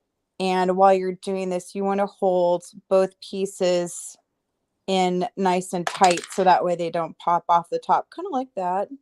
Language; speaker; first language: English; native; English